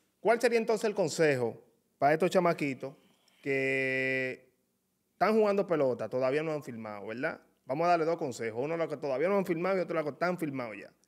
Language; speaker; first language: Spanish; native; Spanish